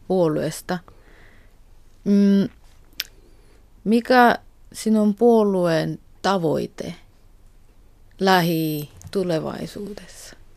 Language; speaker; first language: Finnish; non-native, learner; Korean